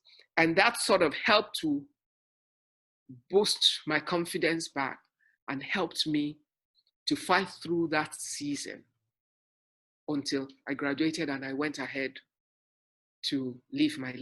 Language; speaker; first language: English; non-native, local second language; Yoruba